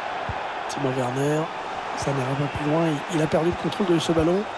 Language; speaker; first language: French; native; French